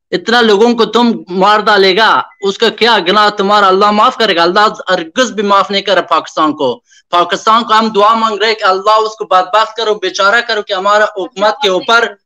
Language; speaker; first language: Urdu; non-native, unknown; Persian